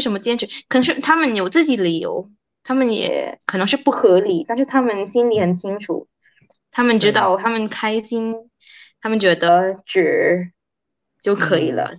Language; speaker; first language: Chinese; early bilingual, heritage; Chinese